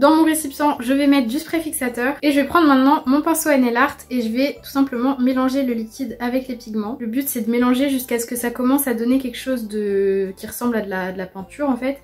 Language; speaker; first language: French; native; French